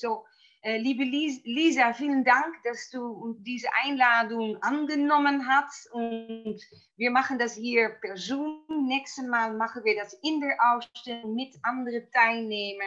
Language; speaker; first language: German; non-native, fluent; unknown